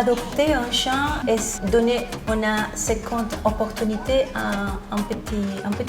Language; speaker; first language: French; non-native, learner; Spanish